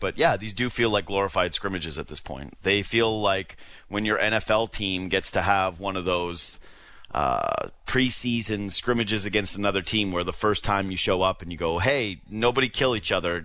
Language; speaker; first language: English; native; English